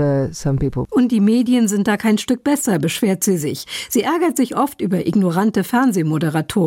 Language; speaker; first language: German; native; German